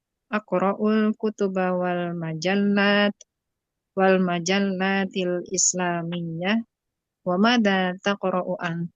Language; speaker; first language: Arabic; non-native, learner; Indonesian